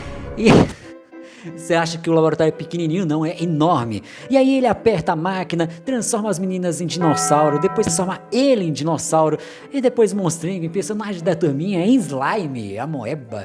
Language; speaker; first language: Portuguese; native; Portuguese